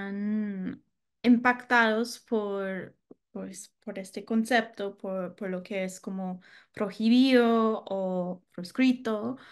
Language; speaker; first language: Spanish; non-native, learner; English